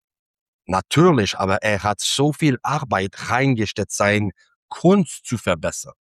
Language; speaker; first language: German; non-native, fluent; English